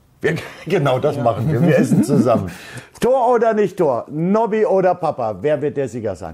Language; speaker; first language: German; native; German